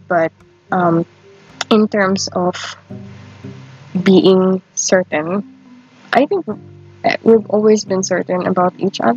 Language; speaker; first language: English; non-native, local second language; Filipino